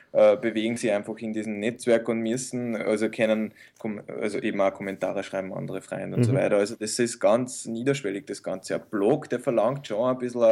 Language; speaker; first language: German; early bilingual, other home language; Bosnian